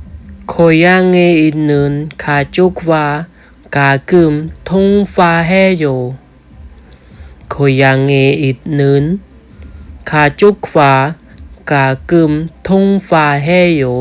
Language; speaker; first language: Korean; non-native, fluent; Khmer